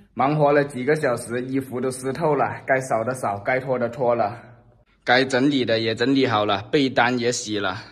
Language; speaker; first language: Chinese; non-native, local second language; Cantonese